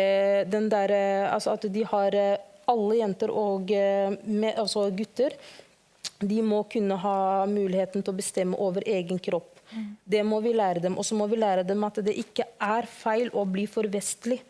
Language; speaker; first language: Norwegian; early bilingual, other home language; Somali